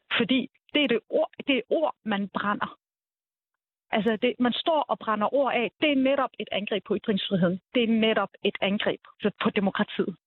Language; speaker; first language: Danish; early bilingual, other home language; Arabic